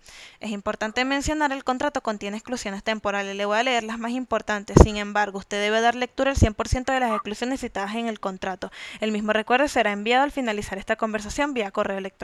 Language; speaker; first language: Spanish; native; Spanish